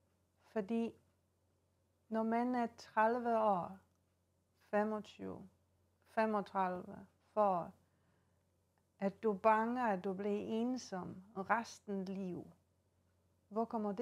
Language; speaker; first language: Danish; non-native, fluent; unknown